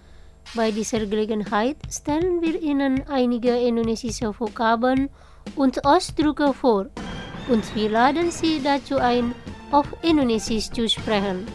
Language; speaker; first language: German; non-native, fluent; Indonesian